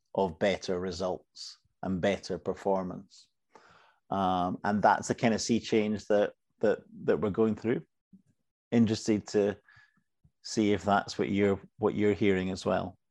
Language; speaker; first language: English; native; English